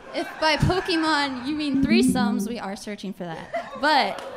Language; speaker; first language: English; native; English